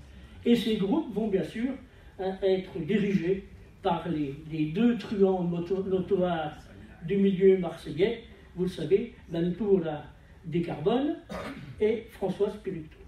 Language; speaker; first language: French; native; French